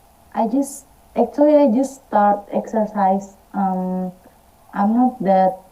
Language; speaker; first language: English; non-native, learner; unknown